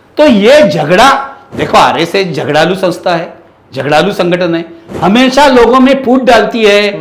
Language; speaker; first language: Hindi; non-native, local second language; Marathi